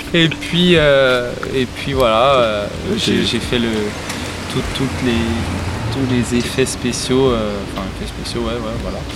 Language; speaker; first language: French; native; French